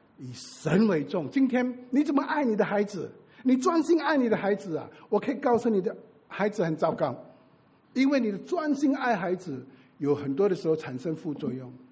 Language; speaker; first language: Chinese; native; Chinese